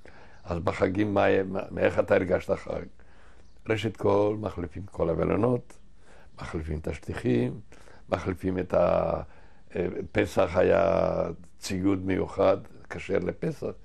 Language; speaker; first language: Hebrew; non-native, fluent; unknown